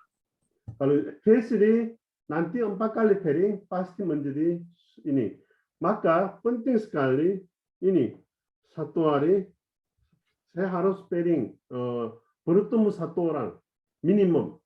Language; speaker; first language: Indonesian; non-native, fluent; Korean